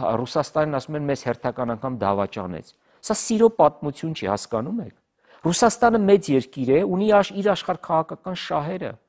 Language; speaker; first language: Armenian; native; Armenian